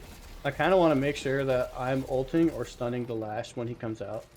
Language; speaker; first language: English; native; English